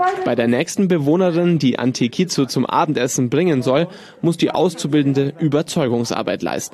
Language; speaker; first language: German; native; German